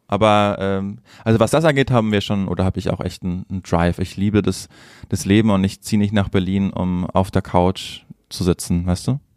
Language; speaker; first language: German; native; German